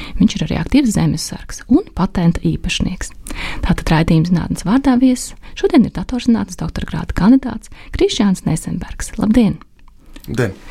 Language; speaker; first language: Latvian; native; Latvian